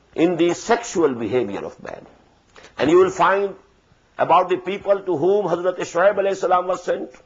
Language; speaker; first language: English; non-native, local second language; Urdu